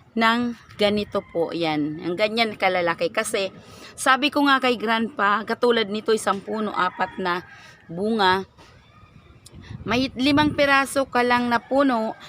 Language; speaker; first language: Filipino; non-native, local second language; Bikol